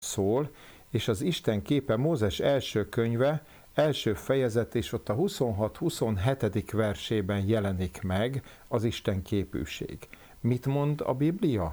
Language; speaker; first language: Hungarian; native; Hungarian